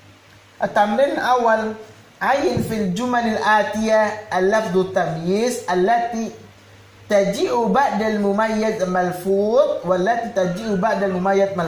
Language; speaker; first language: Arabic; non-native, fluent; Indonesian